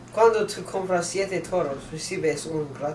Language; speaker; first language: Spanish; non-native, learner; English